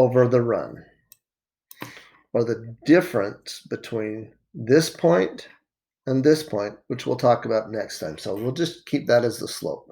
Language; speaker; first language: English; native; English